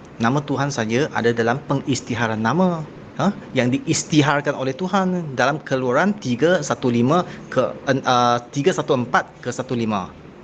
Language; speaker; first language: Malay; non-native, local second language; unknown